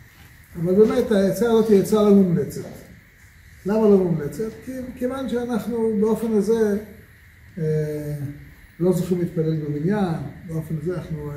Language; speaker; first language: Hebrew; native; Hebrew